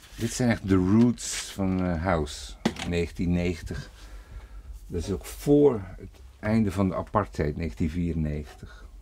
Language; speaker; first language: Dutch; native; Dutch